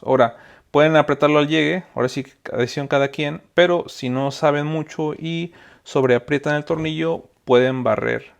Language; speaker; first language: Spanish; native; Spanish